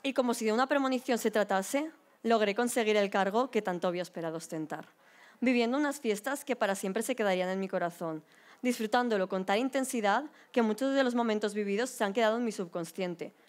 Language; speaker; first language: Spanish; native; Spanish